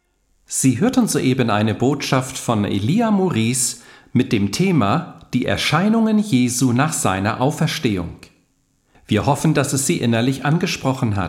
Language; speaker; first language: German; native; German